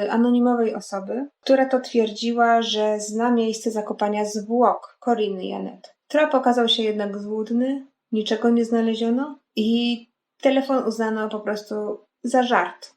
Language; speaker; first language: Polish; native; Polish